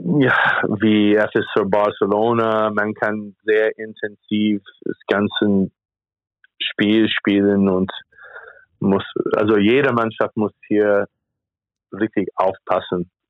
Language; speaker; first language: German; non-native, fluent; English